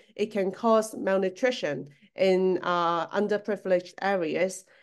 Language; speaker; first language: English; non-native, local second language; Cantonese